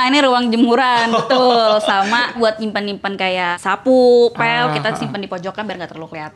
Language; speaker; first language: Indonesian; native; Indonesian